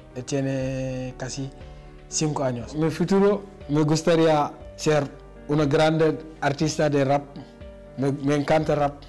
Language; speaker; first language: Spanish; non-native, learner; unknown